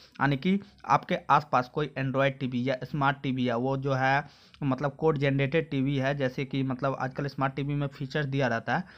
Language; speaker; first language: Hindi; native; Hindi